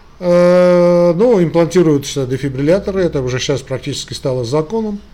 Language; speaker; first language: Russian; non-native, local second language; Armenian